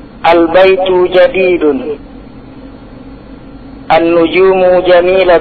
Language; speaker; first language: Arabic; non-native, learner; Indonesian